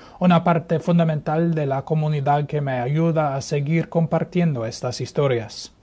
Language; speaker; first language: Spanish; non-native, fluent; English